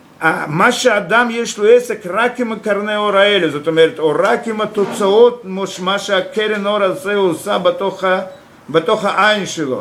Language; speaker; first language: Hebrew; non-native, fluent; Russian